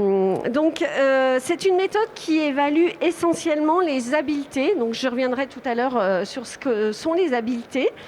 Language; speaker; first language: French; native; French